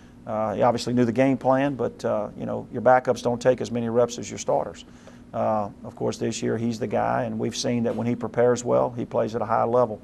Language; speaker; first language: English; native; English